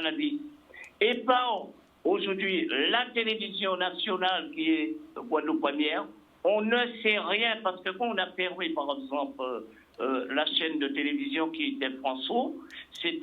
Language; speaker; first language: French; native; French